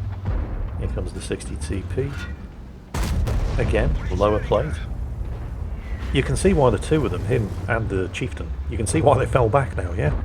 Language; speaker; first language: English; native; English